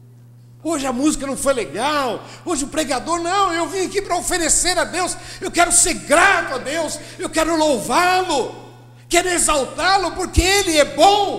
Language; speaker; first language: Portuguese; native; Portuguese